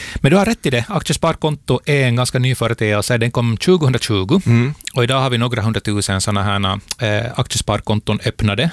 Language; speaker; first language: Swedish; native; Swedish